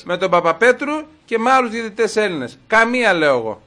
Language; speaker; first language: Greek; native; Greek